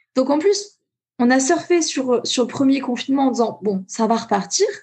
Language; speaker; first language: French; native; French